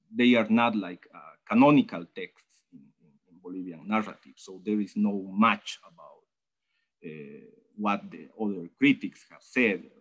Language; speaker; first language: English; non-native, fluent; Spanish